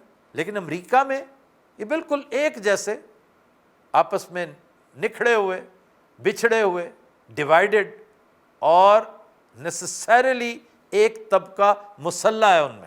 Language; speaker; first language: Urdu; native; Urdu